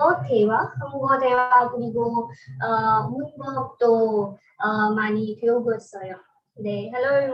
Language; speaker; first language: Korean; non-native, learner; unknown